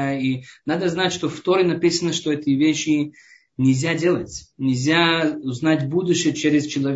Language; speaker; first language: Russian; early bilingual, heritage; Hebrew